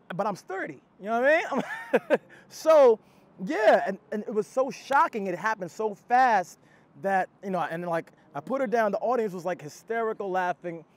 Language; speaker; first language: English; native; English